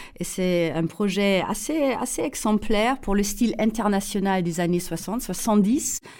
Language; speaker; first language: French; non-native, fluent; German